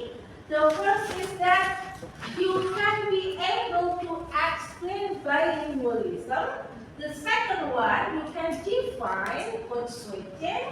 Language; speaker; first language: English; non-native, fluent; Indonesian